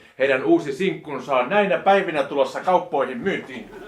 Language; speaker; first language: Finnish; native; Finnish